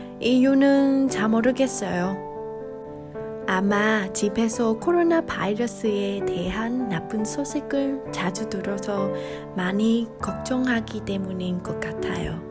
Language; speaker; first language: Korean; non-native, learner; Vietnamese